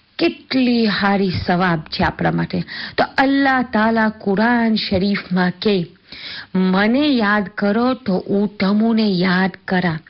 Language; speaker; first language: Gujarati; early bilingual, heritage; Gujarati